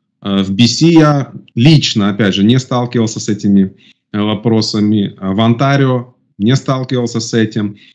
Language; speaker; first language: Russian; native; Russian